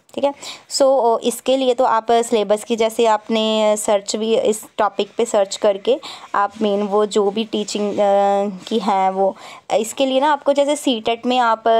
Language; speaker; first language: Hindi; non-native, local second language; Punjabi